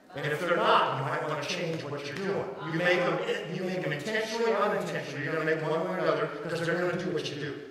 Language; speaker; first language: English; early bilingual, other home language; Korean